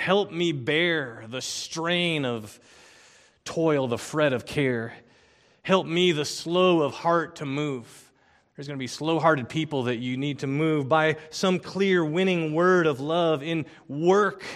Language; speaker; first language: English; native; English